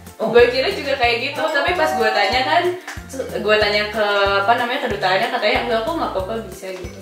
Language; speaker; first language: Indonesian; native; Indonesian